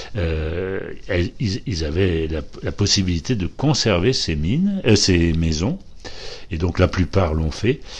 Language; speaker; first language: French; early bilingual, other home language; Polish